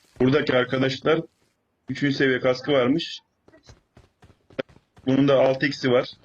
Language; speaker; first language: Turkish; native; Turkish